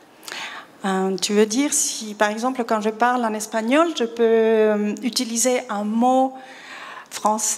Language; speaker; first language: French; non-native, fluent; Spanish